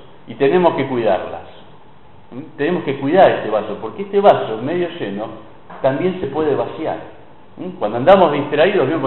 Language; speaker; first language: Spanish; native; Spanish